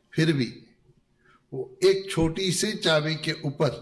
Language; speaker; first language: Hindi; non-native, local second language; Marathi